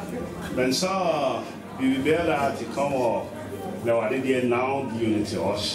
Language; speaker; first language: Danish; non-native, fluent; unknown